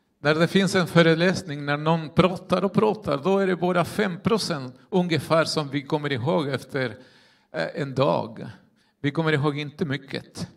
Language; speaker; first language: Swedish; non-native, fluent; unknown